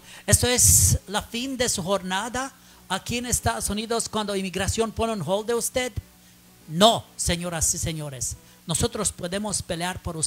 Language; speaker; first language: Spanish; non-native, learner; English